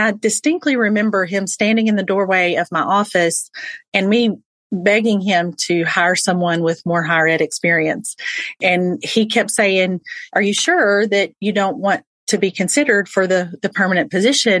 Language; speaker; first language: English; native; English